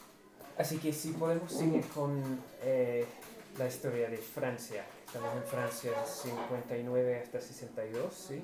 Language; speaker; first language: Spanish; non-native, fluent; English